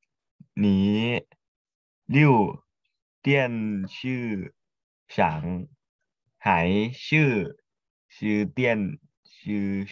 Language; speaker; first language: Chinese; non-native, learner; Thai